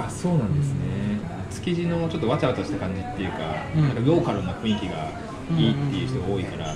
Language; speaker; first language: Japanese; native; Japanese